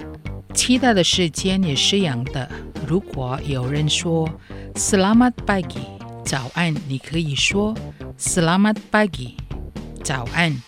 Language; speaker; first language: Chinese; non-native, fluent; Indonesian